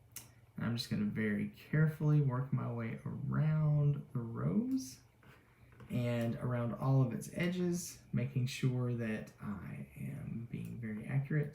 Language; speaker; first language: English; native; English